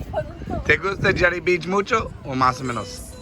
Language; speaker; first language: Spanish; non-native, learner; English